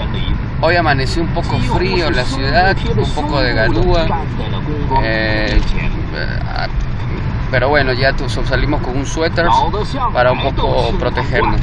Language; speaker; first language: Spanish; native; Spanish